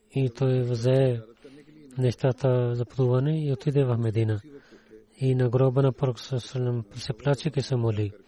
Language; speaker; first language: Bulgarian; non-native, learner; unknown